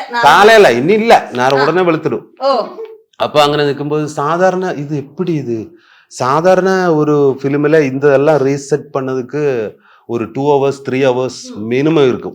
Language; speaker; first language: Tamil; non-native, learner; Malayalam